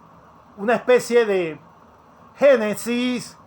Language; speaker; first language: Spanish; native; Spanish